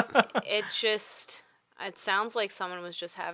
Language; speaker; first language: English; native; English